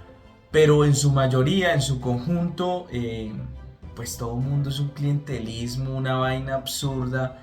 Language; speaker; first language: Spanish; native; Spanish